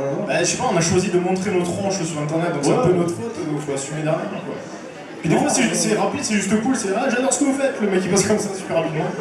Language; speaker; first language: French; native; French